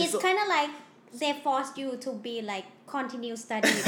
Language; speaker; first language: English; non-native, learner; Thai